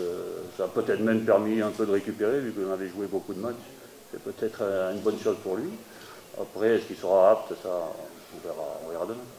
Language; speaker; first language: French; native; French